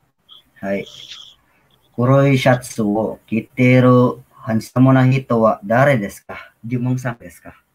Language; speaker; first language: Japanese; non-native, learner; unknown